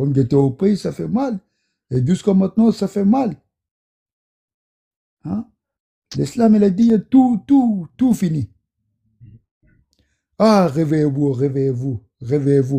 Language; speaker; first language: French; non-native, learner; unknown